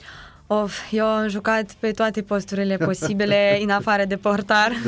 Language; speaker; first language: Romanian; non-native, fluent; Ukrainian